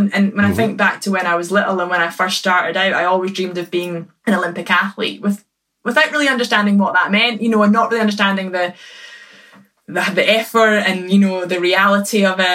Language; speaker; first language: English; native; English